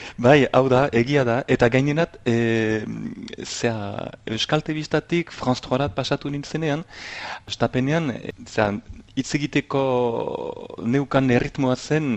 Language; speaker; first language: Basque; non-native, local second language; French